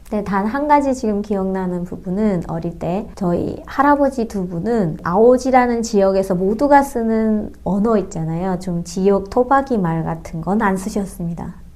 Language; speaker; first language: Korean; native; Korean